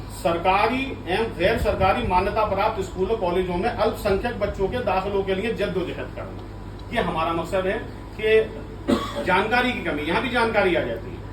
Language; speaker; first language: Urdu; native; Urdu